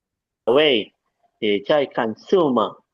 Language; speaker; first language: Chinese; non-native, learner; Indonesian